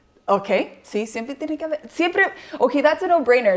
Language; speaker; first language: Spanish; early bilingual, heritage; Spanish